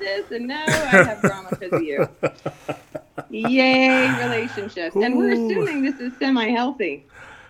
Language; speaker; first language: English; non-native, local second language; Filipino